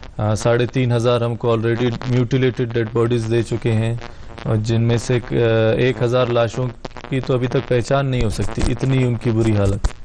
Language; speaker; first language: Urdu; non-native, local second language; Baluchi